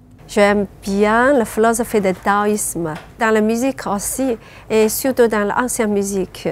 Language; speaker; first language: French; non-native, learner; Chinese